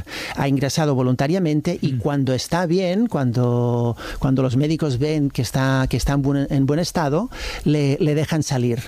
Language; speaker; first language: Spanish; native; Spanish